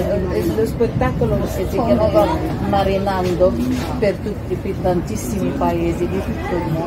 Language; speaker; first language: Italian; non-native, fluent; Arabic